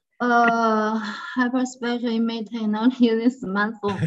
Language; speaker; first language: English; non-native, fluent; Chinese